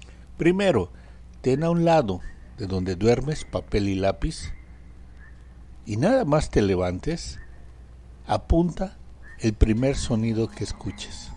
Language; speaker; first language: Spanish; native; Spanish